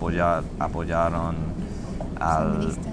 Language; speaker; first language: Spanish; non-native, fluent; English